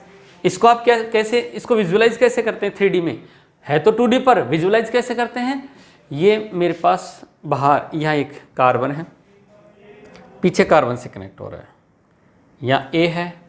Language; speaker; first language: Hindi; native; Hindi